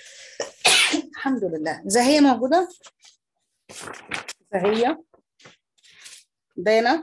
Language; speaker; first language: Arabic; native; Arabic